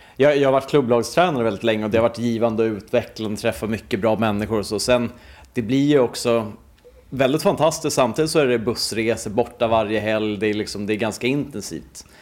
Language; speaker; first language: Swedish; native; Swedish